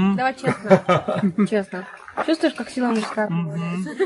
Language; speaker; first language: Russian; native; Russian